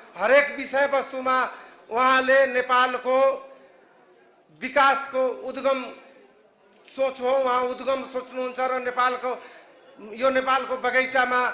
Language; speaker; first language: Nepali; non-native, local second language; Bhojpuri